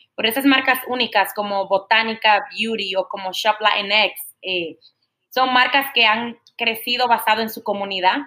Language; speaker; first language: Spanish; native; Spanish